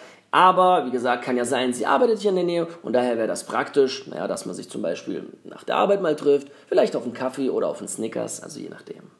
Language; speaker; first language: German; native; German